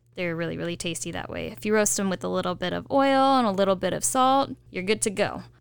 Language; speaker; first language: English; native; English